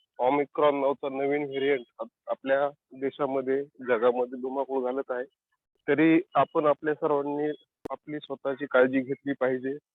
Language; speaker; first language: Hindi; non-native, local second language; Marathi